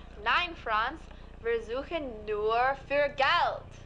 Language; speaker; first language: German; non-native, learner; English